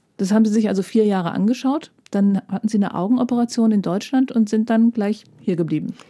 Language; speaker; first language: German; native; German